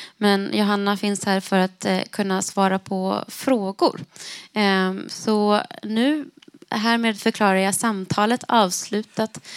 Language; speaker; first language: Swedish; native; Swedish